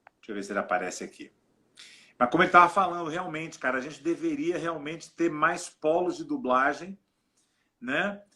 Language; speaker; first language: Portuguese; native; Portuguese